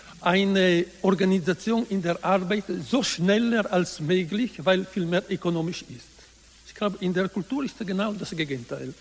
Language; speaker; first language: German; non-native, learner; Italian